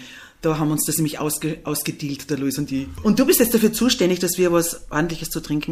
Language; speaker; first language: German; native; German